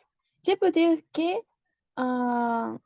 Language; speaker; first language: French; non-native, learner; Spanish